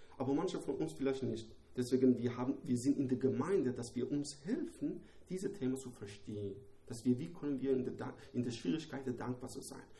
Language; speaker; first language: German; non-native, learner; Persian